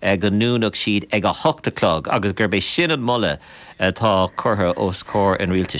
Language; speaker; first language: Irish; native; Irish